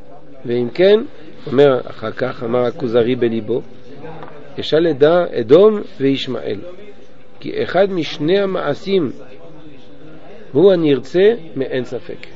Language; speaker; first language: Hebrew; non-native, fluent; French